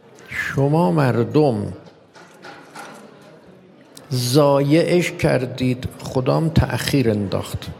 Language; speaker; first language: Persian; native; Persian